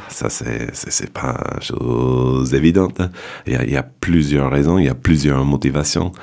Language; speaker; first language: French; non-native, fluent; English